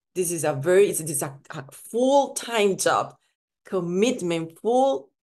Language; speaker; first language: English; non-native, fluent; Spanish